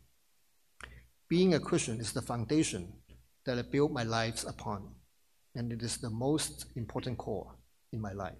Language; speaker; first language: English; non-native, local second language; Cantonese